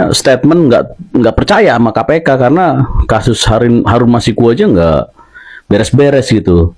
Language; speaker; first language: Indonesian; native; Indonesian